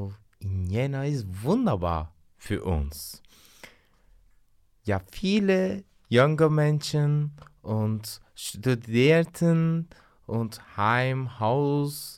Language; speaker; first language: German; non-native, learner; Turkish